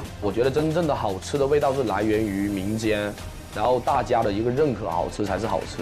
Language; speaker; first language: Chinese; non-native, local second language; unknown